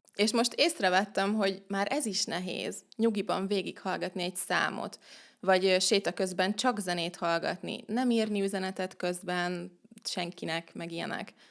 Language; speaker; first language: Hungarian; native; Hungarian